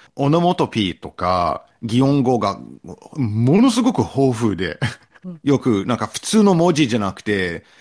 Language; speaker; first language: Japanese; non-native, fluent; English